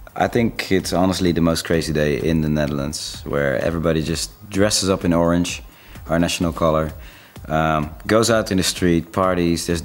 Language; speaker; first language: English; non-native, fluent; Dutch